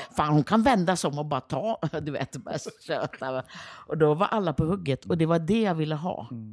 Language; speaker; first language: Swedish; native; Swedish